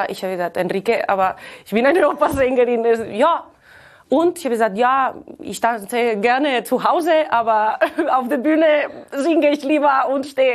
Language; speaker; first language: German; non-native, fluent; Catalan